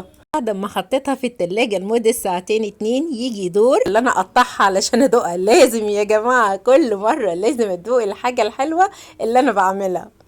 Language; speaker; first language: Arabic; native; Arabic